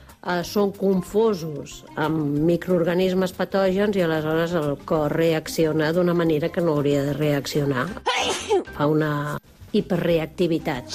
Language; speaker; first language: Catalan; native; Catalan